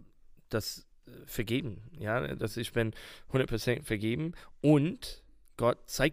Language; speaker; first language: German; non-native, learner; English